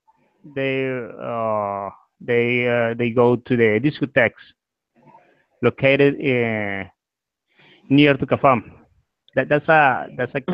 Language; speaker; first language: English; non-native, learner; Spanish